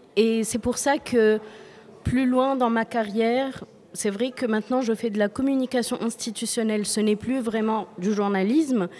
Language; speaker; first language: French; non-native, local second language; Arabic